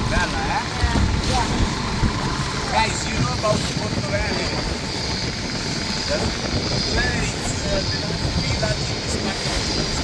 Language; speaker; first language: English; non-native, learner; Italian